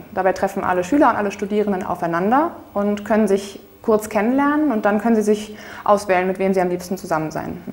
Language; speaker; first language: German; native; German